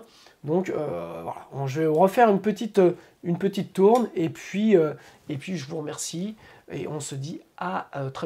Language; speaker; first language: French; native; French